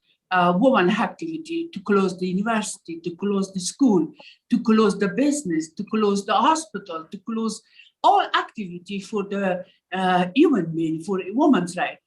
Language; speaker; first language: English; non-native, learner; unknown